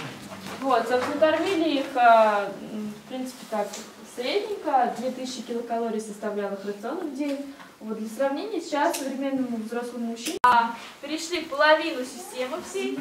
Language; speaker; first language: Russian; native; Russian